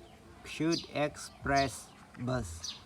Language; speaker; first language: English; non-native, learner; Indonesian